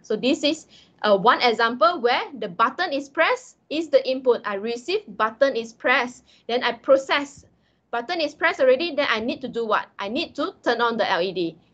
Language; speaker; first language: English; non-native, local second language; Malay